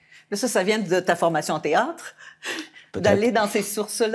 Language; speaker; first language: French; native; French